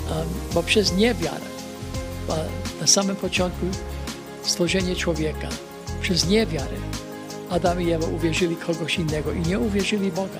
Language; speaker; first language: Polish; early bilingual, heritage; Polish